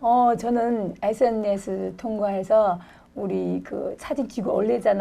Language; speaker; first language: Korean; non-native, fluent; Chinese